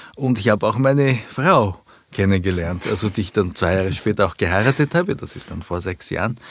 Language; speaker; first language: German; early bilingual, other home language; Japanese